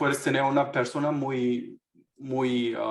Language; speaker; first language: Spanish; non-native, fluent; German